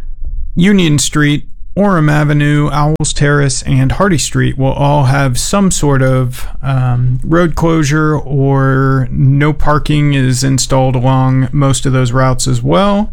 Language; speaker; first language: English; native; English